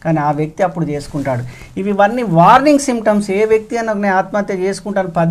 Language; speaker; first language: Telugu; native; Telugu